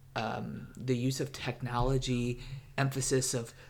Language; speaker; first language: English; native; English